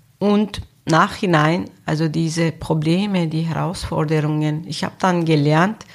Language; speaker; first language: German; non-native, fluent; Turkish